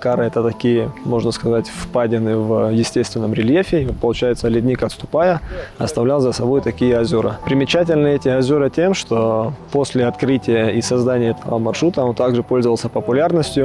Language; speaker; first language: Russian; native; Russian